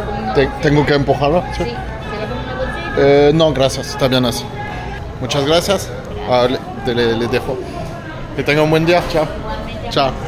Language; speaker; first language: Spanish; non-native, fluent; French